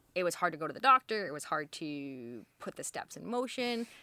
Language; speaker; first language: English; native; English